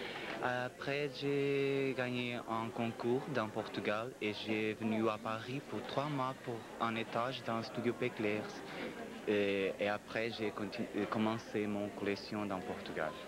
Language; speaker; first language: French; non-native, learner; Portuguese